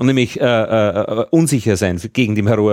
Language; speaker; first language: German; native; German